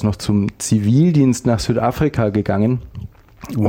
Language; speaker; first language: German; native; German